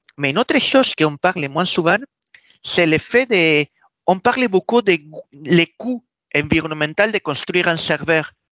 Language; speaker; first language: French; non-native, fluent; Spanish